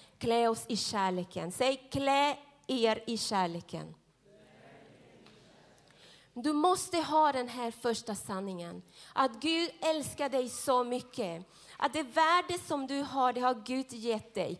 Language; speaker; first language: Swedish; non-native, fluent; Spanish